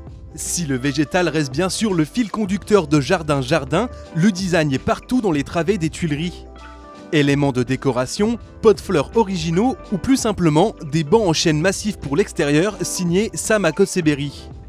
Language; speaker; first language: French; native; French